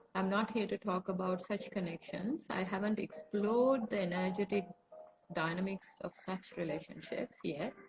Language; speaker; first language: English; non-native, local second language; Sinhala